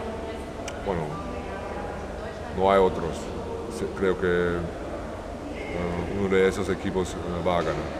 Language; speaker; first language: Spanish; non-native, learner; German